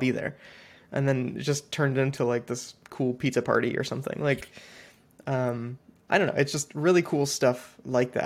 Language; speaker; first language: English; native; English